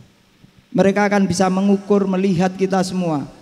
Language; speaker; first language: Indonesian; native; Indonesian